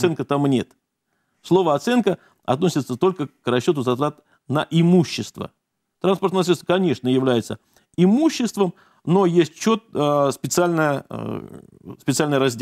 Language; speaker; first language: Russian; native; Russian